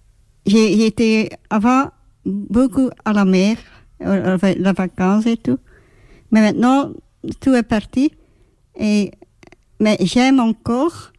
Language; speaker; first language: French; non-native, learner; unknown